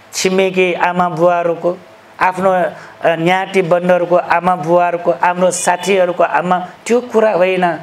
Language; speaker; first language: Nepali; non-native, local second language; Newari